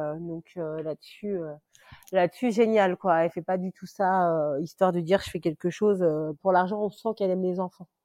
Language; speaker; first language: French; early bilingual, other home language; Lingala